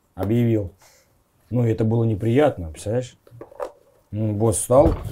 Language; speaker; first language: Russian; native; Russian